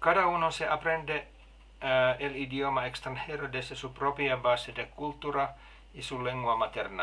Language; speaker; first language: Spanish; non-native, learner; Finnish